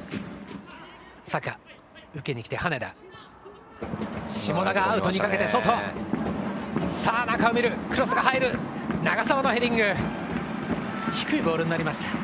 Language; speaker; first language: Japanese; native; Japanese